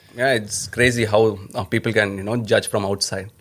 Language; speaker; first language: English; non-native, local second language; Tamil